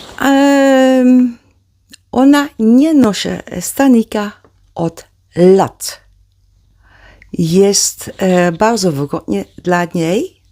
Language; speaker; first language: Polish; non-native, learner; Dutch